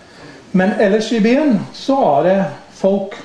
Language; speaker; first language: Norwegian; non-native, fluent; English